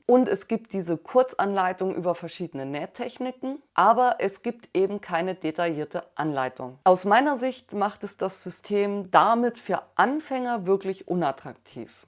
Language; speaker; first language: German; native; German